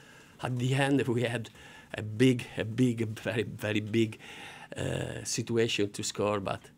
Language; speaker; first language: English; non-native, learner; Italian